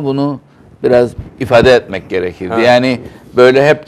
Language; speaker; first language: Turkish; native; Turkish